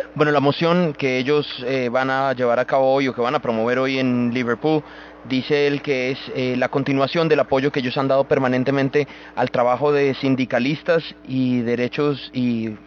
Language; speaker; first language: Spanish; native; Spanish